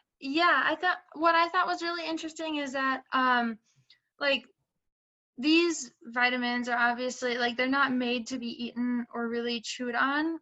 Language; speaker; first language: English; native; English